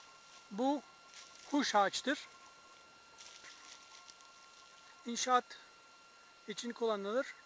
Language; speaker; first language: Turkish; non-native, fluent; English